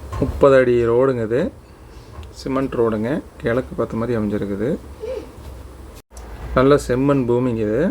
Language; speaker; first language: Tamil; native; Tamil